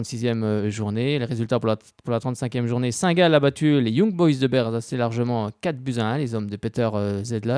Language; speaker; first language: French; native; French